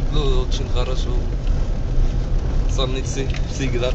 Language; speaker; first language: Russian; non-native, learner; Arabic